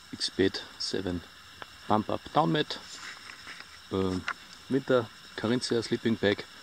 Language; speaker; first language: English; non-native, fluent; German